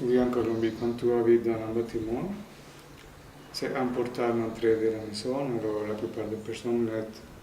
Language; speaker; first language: French; non-native, fluent; Spanish